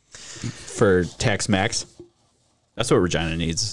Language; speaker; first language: English; native; English